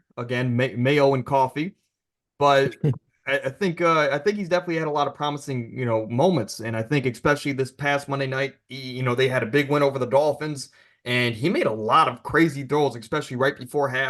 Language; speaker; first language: English; native; English